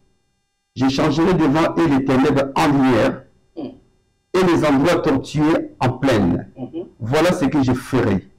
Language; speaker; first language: French; non-native, local second language; Lingala